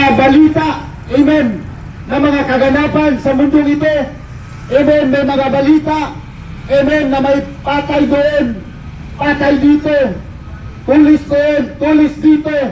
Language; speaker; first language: Filipino; non-native, local second language; Cebuano